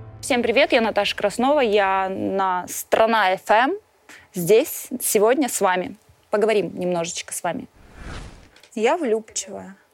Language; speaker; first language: Russian; native; Russian